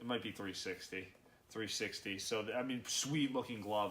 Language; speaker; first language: English; native; English